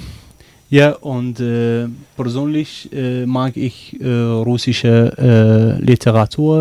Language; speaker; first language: German; non-native, learner; Arabic